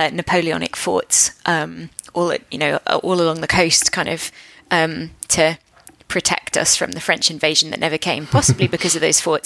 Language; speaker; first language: English; native; English